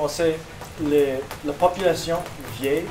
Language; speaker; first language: French; non-native, local second language; English